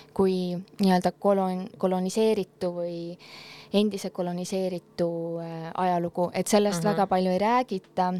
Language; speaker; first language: Estonian; native; Estonian